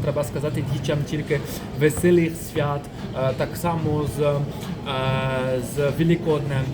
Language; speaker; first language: Ukrainian; non-native, fluent; French